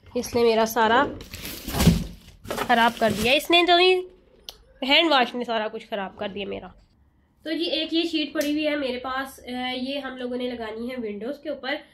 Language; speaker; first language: Urdu; native; Urdu